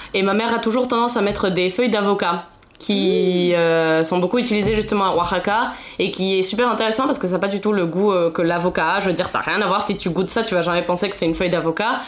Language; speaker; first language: French; non-native, fluent; Spanish